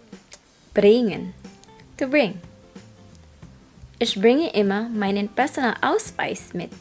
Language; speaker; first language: German; non-native, fluent; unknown